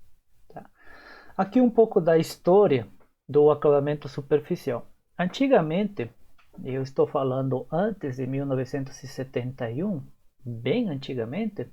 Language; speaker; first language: Portuguese; native; Portuguese